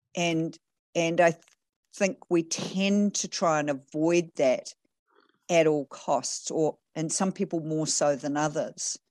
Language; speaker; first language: English; native; English